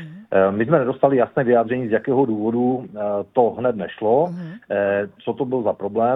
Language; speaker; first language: Czech; native; Czech